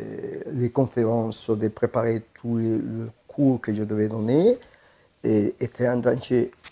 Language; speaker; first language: French; non-native, fluent; Spanish